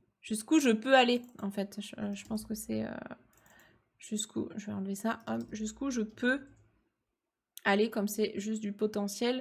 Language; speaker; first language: French; native; French